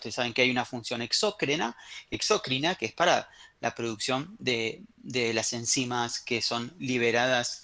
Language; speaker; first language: Spanish; native; Spanish